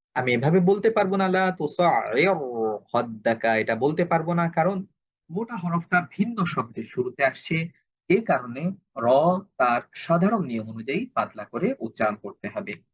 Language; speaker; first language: Bangla; native; Bangla